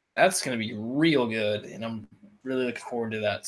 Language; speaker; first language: English; native; English